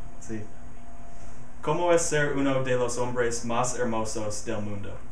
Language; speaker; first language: Spanish; non-native, learner; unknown